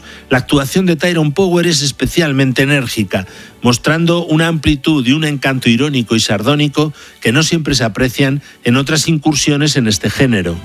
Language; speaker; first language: Spanish; native; Spanish